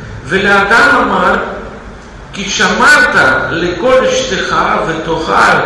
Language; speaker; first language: Hebrew; non-native, fluent; Russian